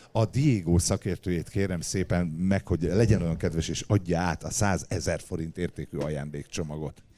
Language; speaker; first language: Hungarian; native; Hungarian